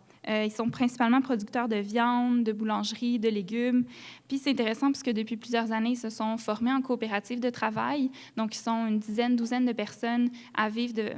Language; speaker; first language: French; native; French